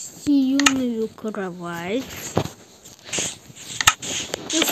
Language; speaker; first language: Russian; native; Russian